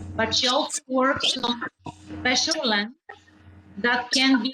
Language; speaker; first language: English; non-native, fluent; Bulgarian